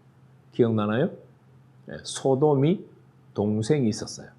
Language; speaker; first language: Korean; native; Korean